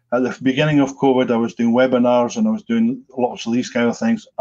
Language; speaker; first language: English; native; English